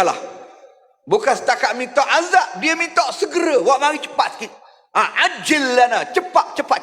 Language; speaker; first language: Malay; native; Malay